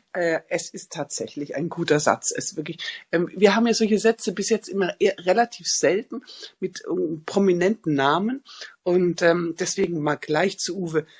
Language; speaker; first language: German; native; German